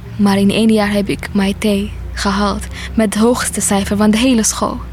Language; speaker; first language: Dutch; non-native, fluent; Tigrinya